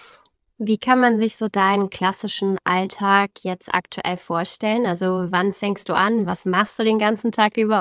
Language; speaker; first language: German; native; German